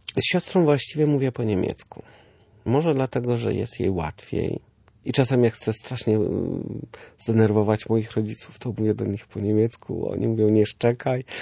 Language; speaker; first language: Polish; early bilingual, heritage; Polish